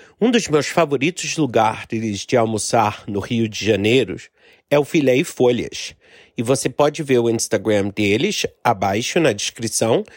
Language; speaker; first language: Portuguese; non-native, fluent; English